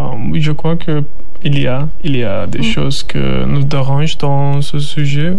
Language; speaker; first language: French; non-native, learner; Turkish